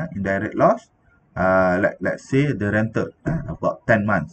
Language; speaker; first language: English; non-native, local second language; Malay